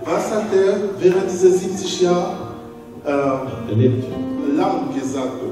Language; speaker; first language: German; non-native, learner; French